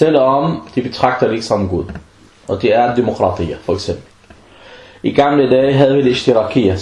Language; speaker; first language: Danish; non-native, fluent; Arabic